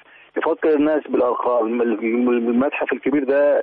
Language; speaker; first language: Arabic; native; Arabic